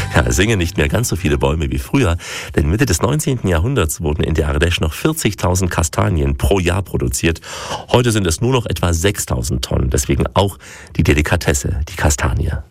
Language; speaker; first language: German; native; German